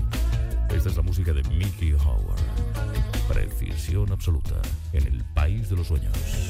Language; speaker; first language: Spanish; native; Spanish